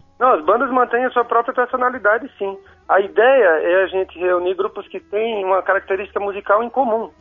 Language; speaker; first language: Portuguese; native; Portuguese